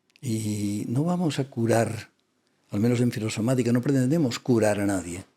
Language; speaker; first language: Spanish; non-native, local second language; Catalan